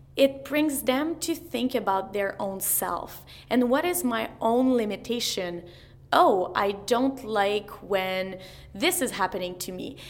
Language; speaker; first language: English; non-native, fluent; French